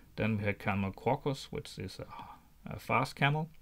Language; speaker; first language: English; non-native, fluent; Danish